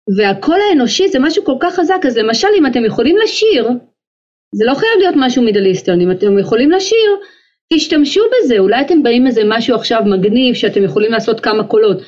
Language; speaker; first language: Hebrew; native; Hebrew